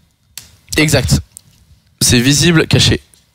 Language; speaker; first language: French; native; French